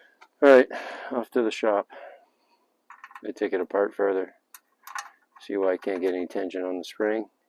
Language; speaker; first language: English; native; English